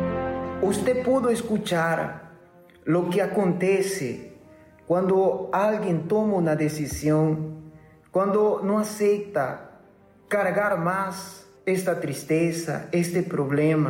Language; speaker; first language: Spanish; non-native, fluent; Portuguese